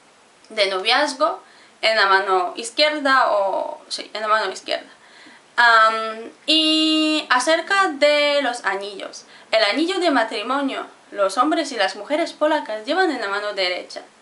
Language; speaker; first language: Spanish; non-native, fluent; Polish